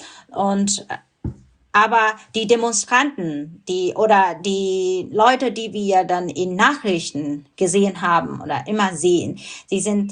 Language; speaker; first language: German; non-native, fluent; Burmese